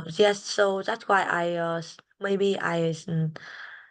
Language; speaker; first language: English; non-native, learner; Vietnamese